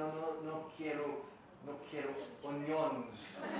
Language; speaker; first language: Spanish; non-native, fluent; English